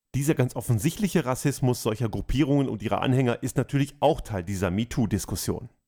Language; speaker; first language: German; early bilingual, other home language; Croatian